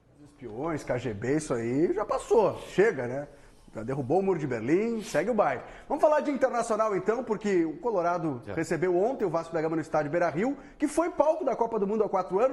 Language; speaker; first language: Portuguese; native; Portuguese